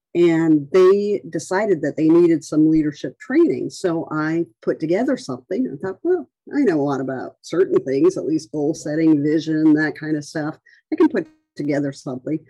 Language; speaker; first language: English; native; English